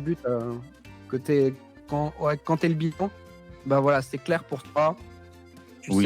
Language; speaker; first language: French; native; French